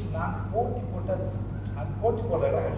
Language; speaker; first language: Tamil; native; Tamil